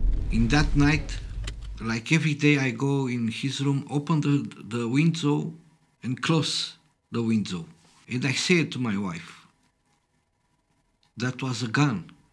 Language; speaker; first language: English; non-native, learner; Romanian